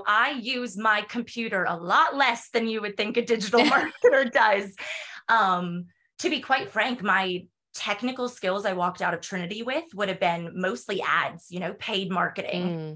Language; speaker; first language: English; native; English